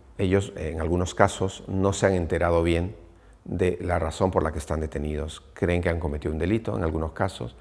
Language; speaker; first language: Spanish; native; Spanish